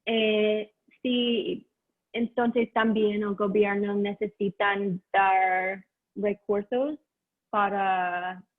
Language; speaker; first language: Spanish; non-native, learner; English